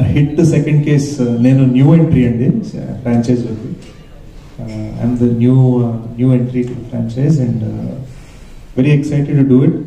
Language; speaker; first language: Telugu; early bilingual, heritage; Telugu